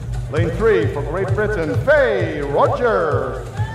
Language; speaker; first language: English; non-native, fluent; Dutch